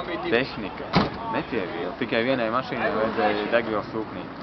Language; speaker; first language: Latvian; non-native, local second language; Russian